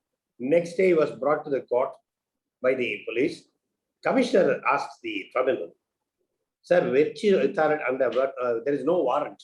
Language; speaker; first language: English; non-native, local second language; Tamil